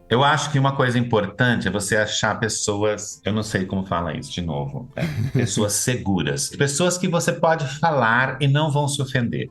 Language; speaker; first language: Portuguese; native; Portuguese